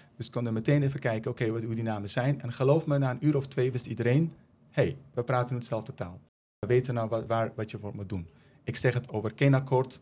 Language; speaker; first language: Dutch; non-native, fluent; Persian